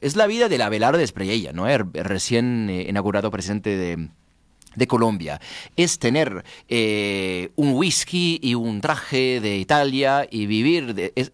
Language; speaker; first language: Spanish; non-native, fluent; English